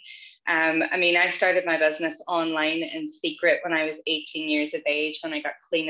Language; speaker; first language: English; native; English